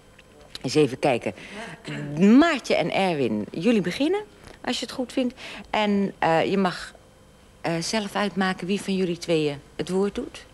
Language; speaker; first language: Dutch; native; Dutch